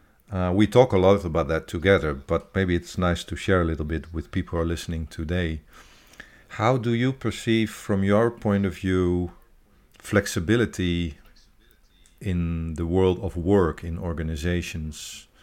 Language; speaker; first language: English; non-native, fluent; Dutch